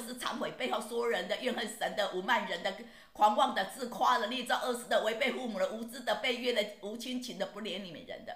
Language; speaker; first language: Chinese; native; Chinese